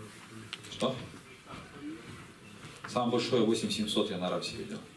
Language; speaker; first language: Russian; native; Russian